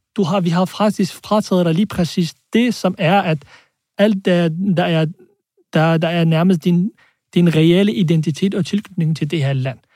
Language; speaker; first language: Danish; early bilingual, other home language; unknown